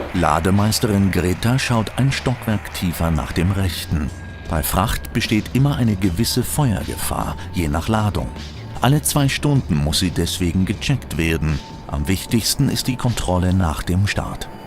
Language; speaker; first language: German; native; German